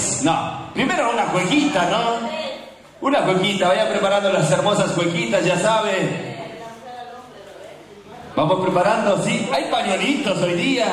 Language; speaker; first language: Spanish; native; Spanish